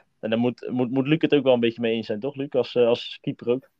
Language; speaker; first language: Dutch; native; Dutch